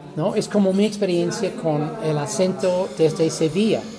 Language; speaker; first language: Spanish; non-native, fluent; English